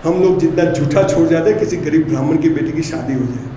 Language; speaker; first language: Hindi; non-native, local second language; Gujarati